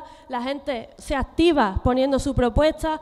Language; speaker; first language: Spanish; native; Spanish